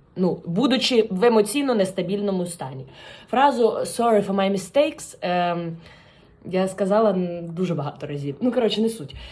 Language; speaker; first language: Ukrainian; non-native, local second language; Russian